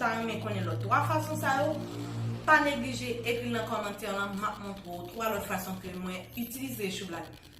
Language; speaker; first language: French; non-native, learner; Haitian Creole